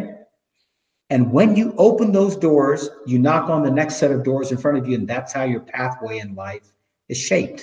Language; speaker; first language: English; native; English